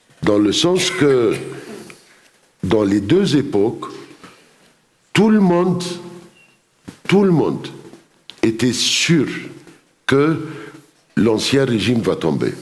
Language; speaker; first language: French; non-native, fluent; Arabic